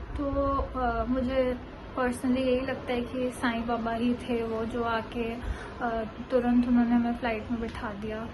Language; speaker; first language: Hindi; native; Hindi